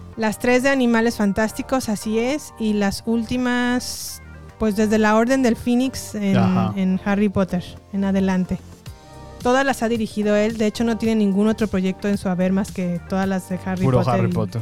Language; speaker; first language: Spanish; native; Spanish